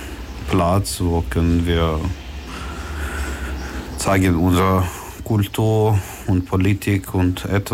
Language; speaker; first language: German; non-native, learner; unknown